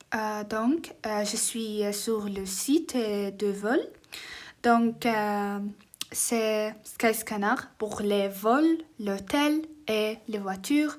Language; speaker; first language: French; non-native, learner; Arabic